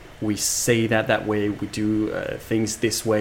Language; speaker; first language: English; non-native, fluent; Japanese